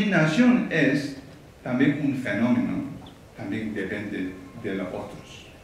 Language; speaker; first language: Spanish; non-native, learner; Tibetan